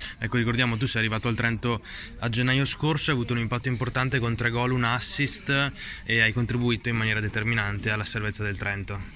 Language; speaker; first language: Italian; native; Italian